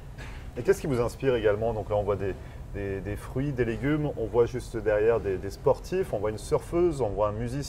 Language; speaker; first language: French; native; French